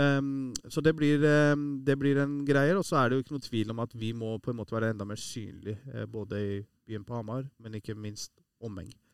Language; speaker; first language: Norwegian; early bilingual, other home language; Persian